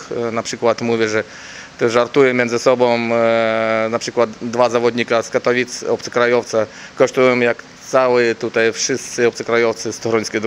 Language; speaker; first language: Polish; non-native, learner; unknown